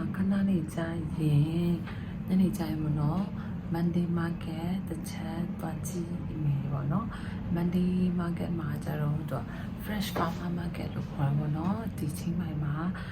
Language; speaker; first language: Burmese; non-native, local second language; Shan